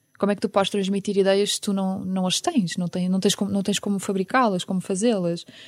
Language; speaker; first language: Portuguese; early bilingual, other home language; Ukrainian